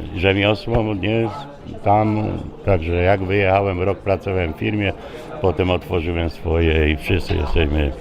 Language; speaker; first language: Polish; native; Polish